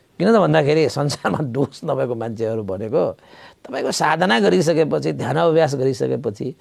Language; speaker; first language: Nepali; non-native, local second language; Newari